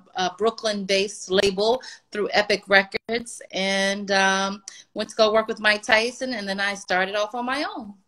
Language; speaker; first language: English; native; English